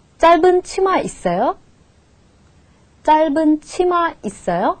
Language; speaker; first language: Korean; non-native, fluent; Russian